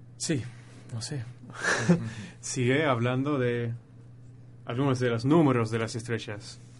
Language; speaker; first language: Spanish; non-native, fluent; English